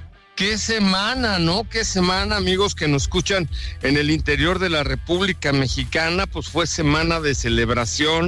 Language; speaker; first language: Spanish; native; Spanish